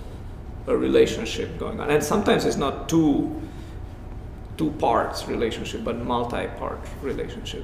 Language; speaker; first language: English; non-native, fluent; Romanian